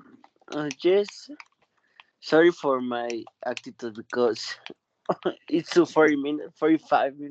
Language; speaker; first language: English; non-native, learner; Spanish